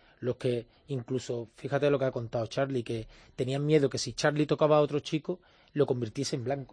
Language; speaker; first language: Spanish; native; Spanish